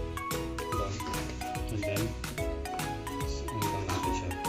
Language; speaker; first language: Filipino; native; Filipino